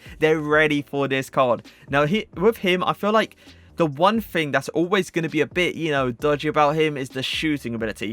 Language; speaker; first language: English; native; English